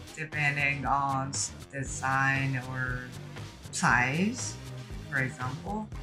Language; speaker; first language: English; non-native, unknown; Japanese